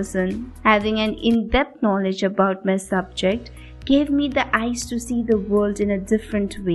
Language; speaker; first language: English; non-native, local second language; Nepali